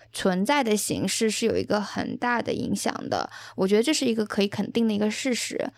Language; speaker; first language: Chinese; native; Chinese